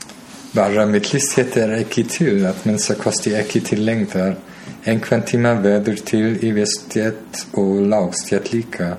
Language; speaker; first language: Icelandic; non-native, learner; German